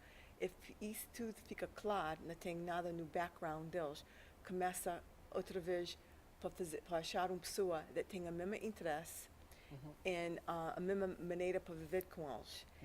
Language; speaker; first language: Portuguese; early bilingual, heritage; English